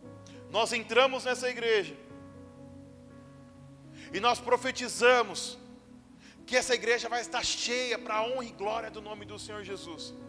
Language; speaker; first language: Portuguese; native; Portuguese